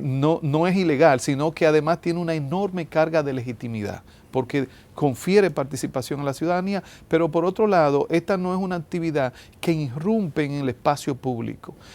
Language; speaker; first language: Spanish; native; Spanish